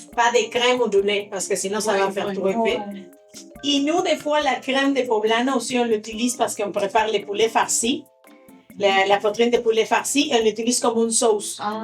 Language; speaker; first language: French; non-native, fluent; Spanish